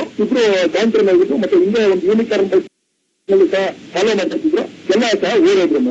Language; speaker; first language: Kannada; native; Kannada